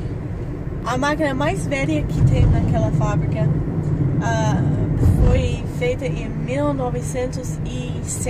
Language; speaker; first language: Portuguese; non-native, fluent; English